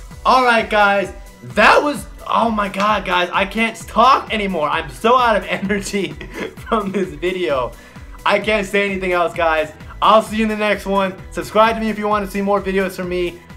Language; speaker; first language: English; native; English